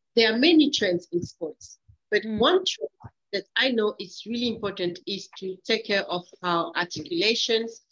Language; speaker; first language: English; early bilingual, other home language; French